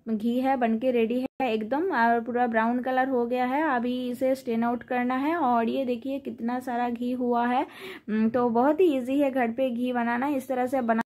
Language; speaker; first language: Hindi; non-native, local second language; Bangla